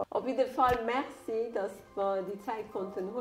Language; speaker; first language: German; non-native, local second language; Luxembourgish